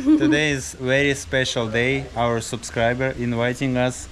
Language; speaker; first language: English; non-native, learner; Russian